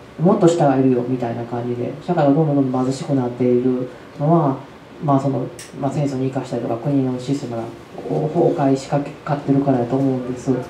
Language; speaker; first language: Japanese; native; Japanese